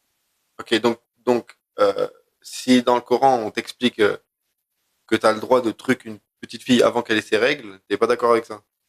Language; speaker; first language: French; native; French